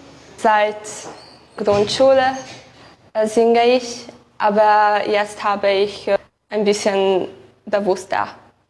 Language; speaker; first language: German; non-native, local second language; Hungarian